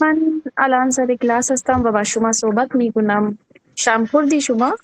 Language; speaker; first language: Persian; non-native, learner; Urdu